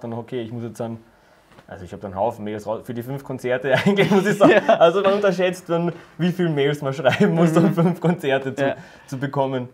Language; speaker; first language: German; native; German